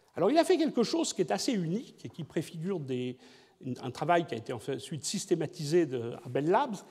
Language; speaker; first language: French; native; French